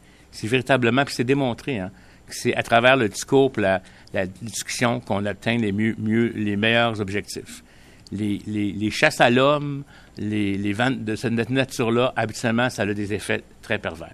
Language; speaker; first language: French; native; French